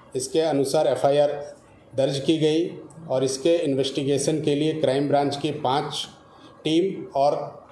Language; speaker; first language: Hindi; non-native, local second language; Marathi